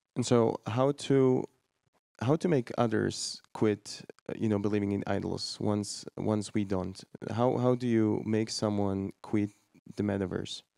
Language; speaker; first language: English; non-native, fluent; Slovak